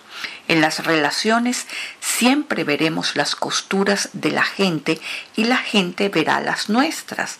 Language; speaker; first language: Spanish; native; Spanish